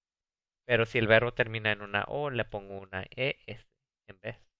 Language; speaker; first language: Spanish; early bilingual, heritage; Spanish